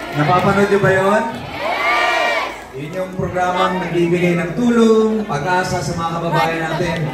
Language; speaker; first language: Filipino; native; Filipino